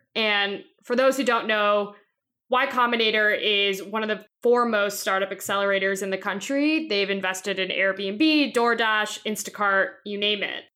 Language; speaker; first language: English; native; English